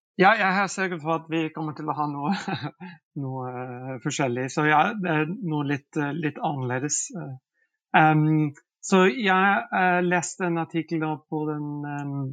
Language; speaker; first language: Norwegian; non-native, fluent; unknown